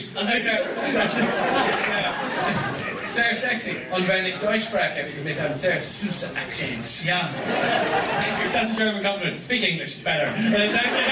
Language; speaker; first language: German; non-native, fluent; Croatian